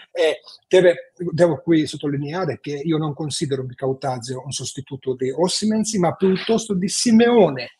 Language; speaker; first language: Italian; non-native, fluent; Georgian